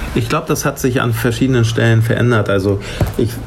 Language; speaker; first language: German; native; German